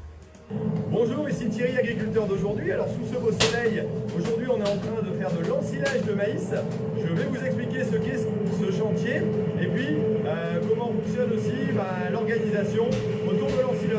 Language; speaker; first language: French; native; French